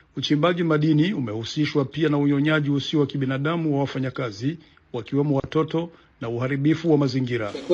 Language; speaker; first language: Swahili; non-native, local second language; Rundi